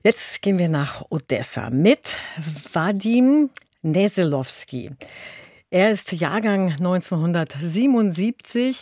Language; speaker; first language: German; native; German